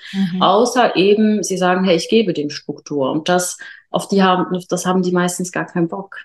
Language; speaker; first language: German; early bilingual, other home language; Arabic